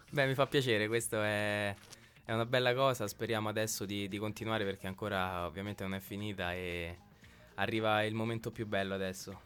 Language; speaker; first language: Italian; native; Italian